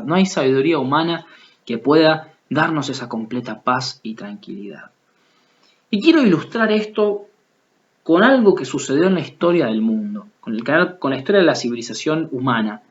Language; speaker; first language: Spanish; native; Spanish